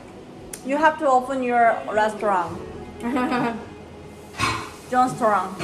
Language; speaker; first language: English; non-native, learner; Korean